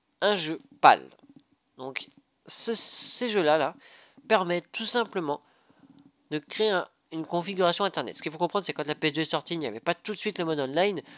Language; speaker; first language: French; native; French